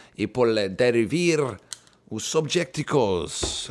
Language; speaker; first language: Spanish; non-native, learner; English